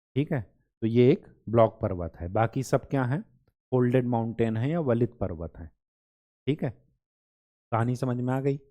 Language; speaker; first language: Hindi; native; Hindi